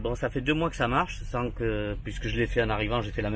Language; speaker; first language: French; native; French